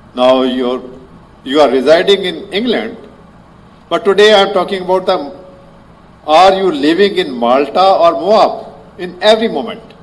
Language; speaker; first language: English; non-native, local second language; Urdu